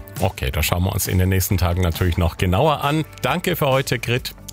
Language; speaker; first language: German; native; German